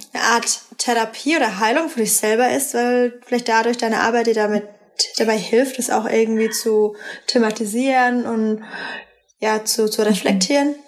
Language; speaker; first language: German; early bilingual, other home language; Persian